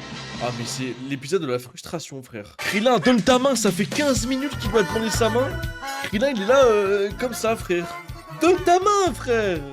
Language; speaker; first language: French; native; French